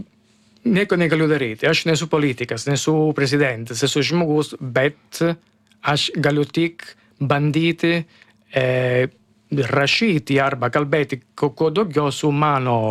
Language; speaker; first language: Lithuanian; non-native, learner; Italian